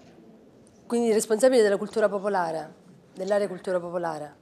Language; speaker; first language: Italian; native; Italian